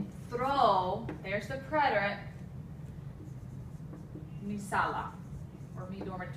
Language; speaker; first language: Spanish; non-native, fluent; English